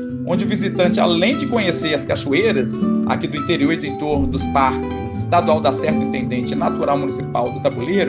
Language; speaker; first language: Portuguese; native; Portuguese